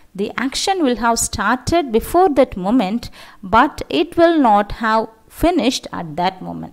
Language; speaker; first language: English; non-native, local second language; Tamil